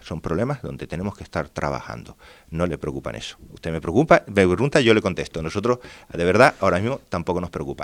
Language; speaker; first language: Spanish; native; Spanish